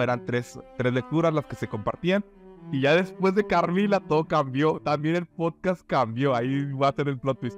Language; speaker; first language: Spanish; native; Spanish